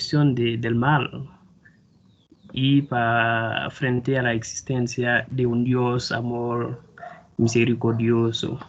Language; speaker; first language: Spanish; non-native, fluent; Haitian Creole